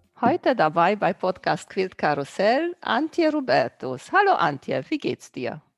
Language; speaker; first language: German; non-native, fluent; Romanian